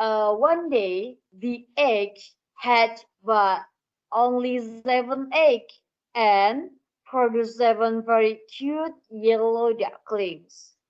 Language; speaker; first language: English; non-native, learner; Indonesian